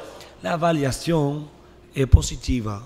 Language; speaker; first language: Portuguese; non-native, learner; Spanish